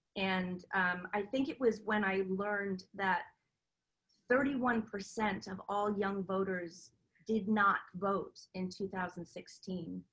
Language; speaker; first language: English; native; English